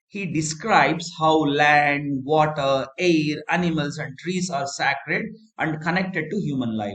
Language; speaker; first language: English; non-native, local second language; Telugu